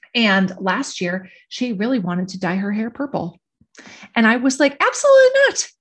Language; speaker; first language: English; native; English